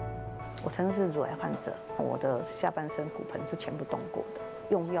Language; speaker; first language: Chinese; native; Chinese